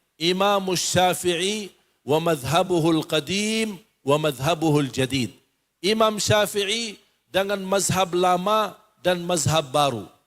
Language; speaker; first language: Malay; non-native, fluent; Arabic